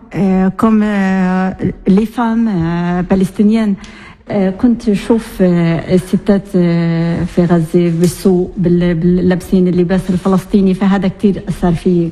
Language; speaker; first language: French; non-native, learner; Arabic